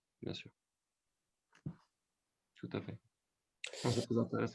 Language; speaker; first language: French; native; French